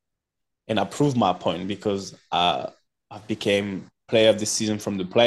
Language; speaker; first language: English; non-native, fluent; French